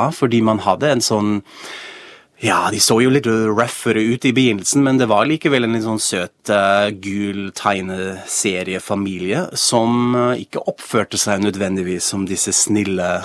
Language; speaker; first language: Norwegian; non-native, fluent; German